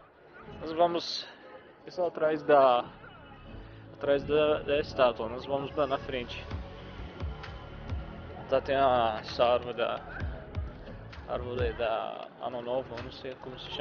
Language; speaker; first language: Portuguese; non-native, fluent; Arabic